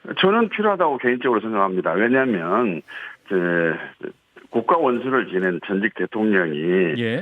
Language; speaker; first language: Korean; native; Korean